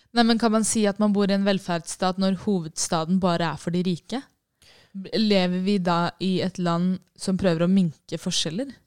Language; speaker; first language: Norwegian; native; Norwegian